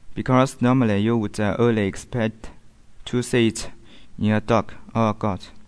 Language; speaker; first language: English; non-native, learner; Chinese